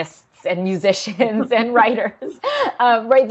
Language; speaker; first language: English; native; English